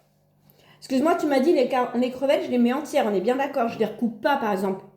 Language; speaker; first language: French; native; French